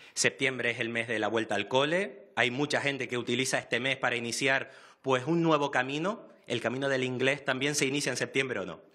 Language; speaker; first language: Spanish; native; Spanish